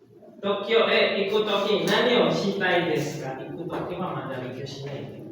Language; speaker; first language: Japanese; non-native, fluent; Indonesian